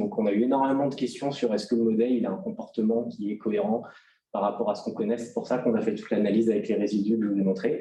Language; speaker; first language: French; native; French